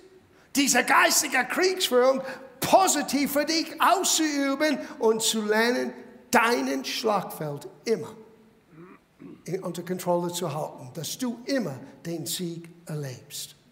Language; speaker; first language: German; non-native, fluent; English